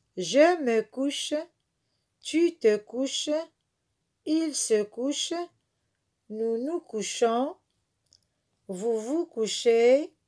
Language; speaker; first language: French; non-native, local second language; Arabic